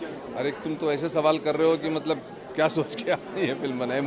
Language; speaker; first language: Hindi; native; Hindi